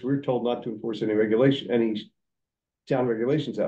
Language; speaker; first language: English; native; English